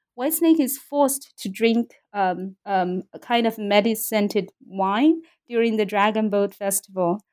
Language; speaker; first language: English; non-native, fluent; Chinese